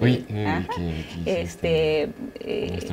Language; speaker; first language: Spanish; non-native, fluent; French